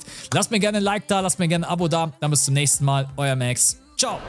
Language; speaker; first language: German; native; German